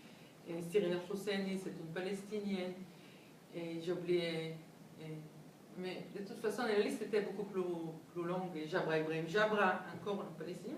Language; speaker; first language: French; non-native, fluent; Hebrew